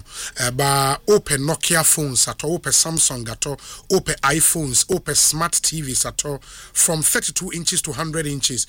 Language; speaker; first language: English; non-native, local second language; Akan